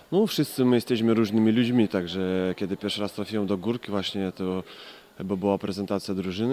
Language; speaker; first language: Polish; non-native, fluent; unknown